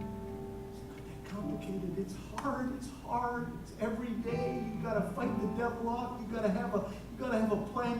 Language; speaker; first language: English; native; English